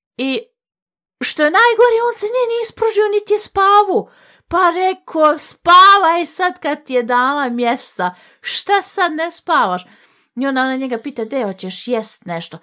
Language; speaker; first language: Bosnian; native; Bosnian